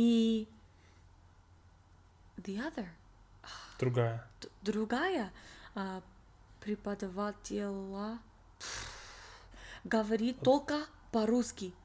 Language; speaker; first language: Russian; non-native, learner; English